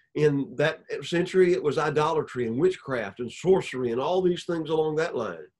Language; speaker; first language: English; native; English